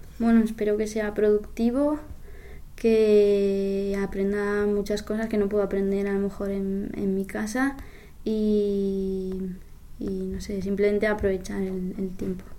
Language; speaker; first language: Spanish; native; Spanish